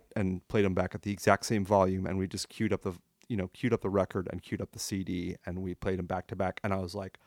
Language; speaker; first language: English; non-native, fluent; French